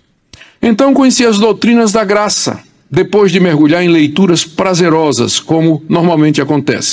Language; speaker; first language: Portuguese; native; Portuguese